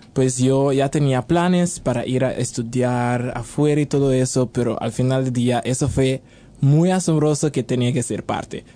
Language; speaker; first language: Spanish; non-native, fluent; Papiamento